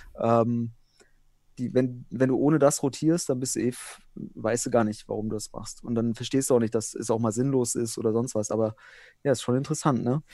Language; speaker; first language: German; early bilingual, other home language; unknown